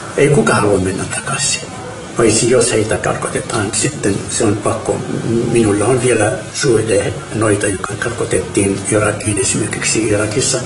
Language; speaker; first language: Finnish; non-native, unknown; Arabic